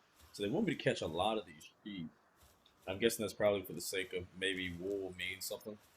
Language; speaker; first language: English; native; English